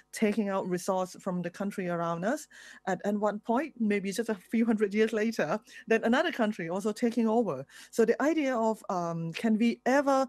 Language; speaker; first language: English; non-native, fluent; Thai